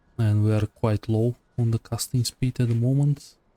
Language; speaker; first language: English; non-native, fluent; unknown